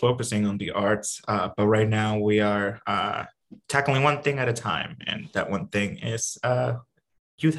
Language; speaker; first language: English; non-native, fluent; Spanish